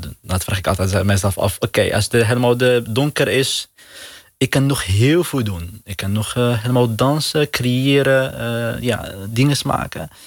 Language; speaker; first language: Dutch; non-native, learner; Arabic